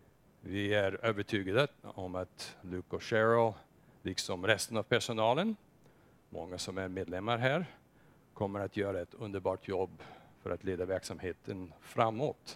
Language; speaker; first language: Swedish; non-native, fluent; English